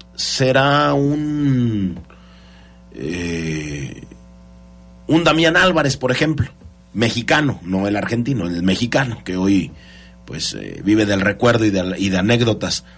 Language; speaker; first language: Spanish; native; Spanish